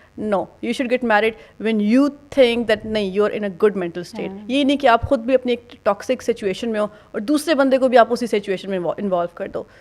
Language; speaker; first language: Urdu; native; Urdu